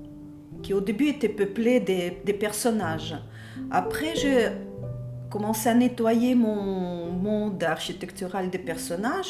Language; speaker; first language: French; non-native, fluent; Russian